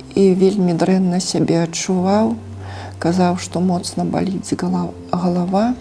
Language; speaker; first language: Belarusian; native; Belarusian